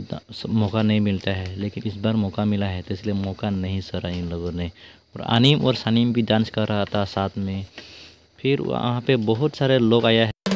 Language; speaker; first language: Hindi; non-native, local second language; Nepali